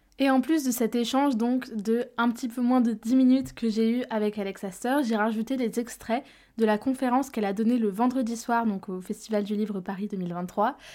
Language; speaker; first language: French; native; French